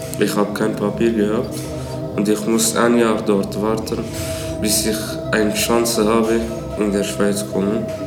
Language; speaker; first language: German; non-native, learner; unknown